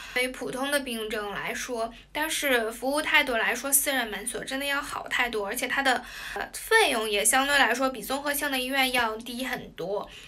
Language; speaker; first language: Chinese; native; Chinese